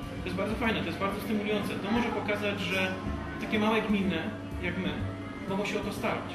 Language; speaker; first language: Polish; native; Polish